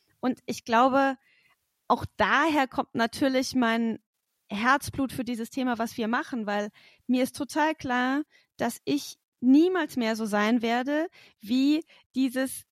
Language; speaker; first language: German; native; German